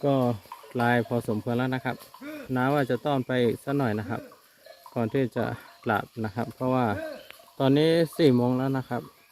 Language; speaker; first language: Thai; non-native, local second language; Karen languages